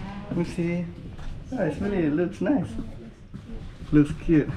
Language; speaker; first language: English; non-native, learner; Indonesian